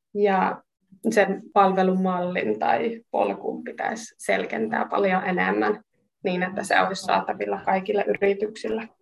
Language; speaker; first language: Finnish; non-native, fluent; Hungarian